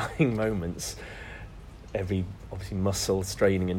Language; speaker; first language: English; native; English